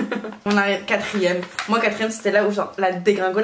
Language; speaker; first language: French; native; French